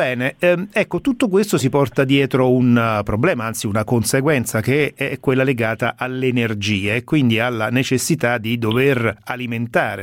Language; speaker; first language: Italian; native; Italian